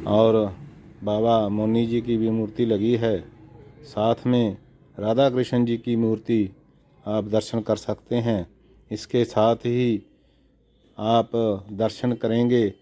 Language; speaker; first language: Hindi; non-native, local second language; Punjabi